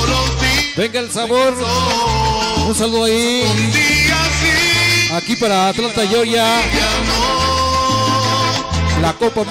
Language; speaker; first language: Spanish; native; Spanish